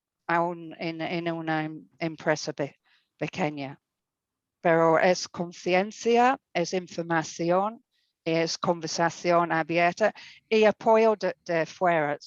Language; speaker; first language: Spanish; non-native, fluent; English